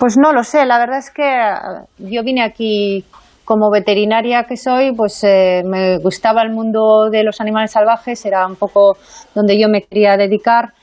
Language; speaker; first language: Spanish; native; Spanish